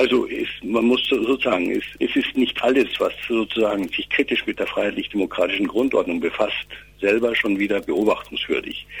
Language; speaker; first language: German; native; German